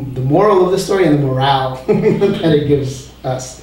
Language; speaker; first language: English; early bilingual, other home language; Spanish